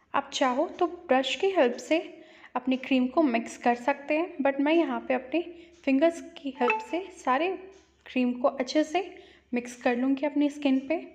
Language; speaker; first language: Hindi; native; Hindi